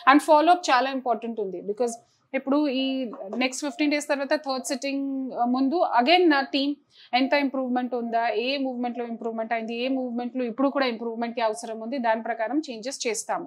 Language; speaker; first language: Telugu; non-native, local second language; Hindi